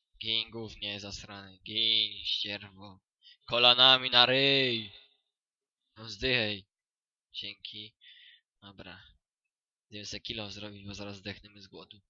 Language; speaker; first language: Polish; native; Polish